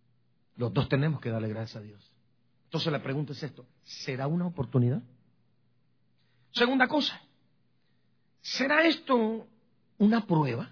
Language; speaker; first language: Spanish; native; Spanish